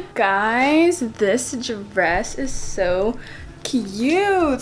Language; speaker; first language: English; native; English